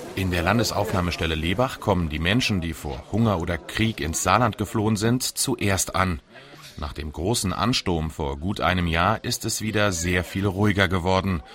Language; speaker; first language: German; native; German